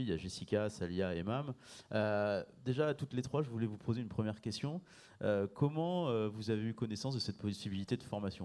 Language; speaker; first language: French; native; French